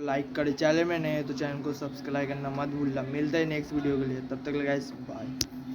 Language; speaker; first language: Hindi; non-native, local second language; Bangla